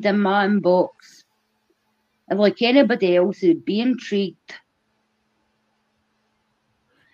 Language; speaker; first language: English; native; English